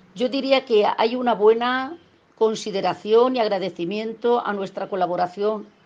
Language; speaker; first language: Spanish; native; Spanish